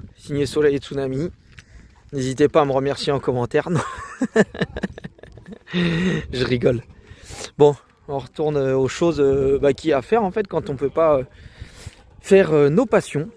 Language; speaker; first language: French; native; French